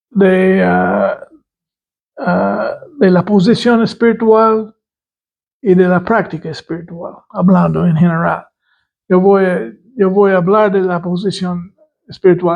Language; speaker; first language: Spanish; non-native, fluent; English